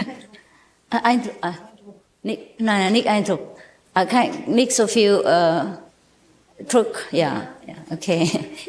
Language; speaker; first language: German; non-native, learner; Vietnamese